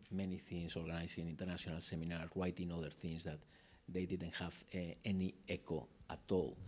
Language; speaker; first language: English; non-native, fluent; Spanish